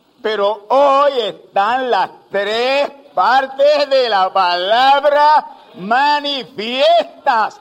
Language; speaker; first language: Spanish; native; Spanish